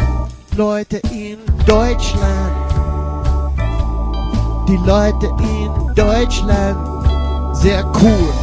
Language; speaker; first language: German; non-native, learner; English